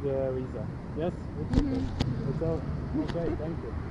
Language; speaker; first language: English; non-native, fluent; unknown